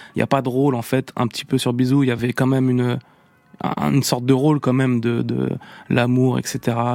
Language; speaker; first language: French; native; French